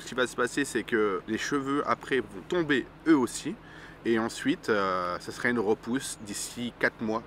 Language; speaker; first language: French; native; French